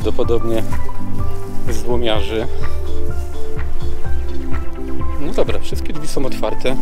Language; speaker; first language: Polish; native; Polish